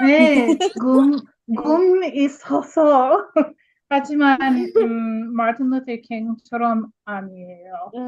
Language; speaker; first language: Korean; non-native, learner; English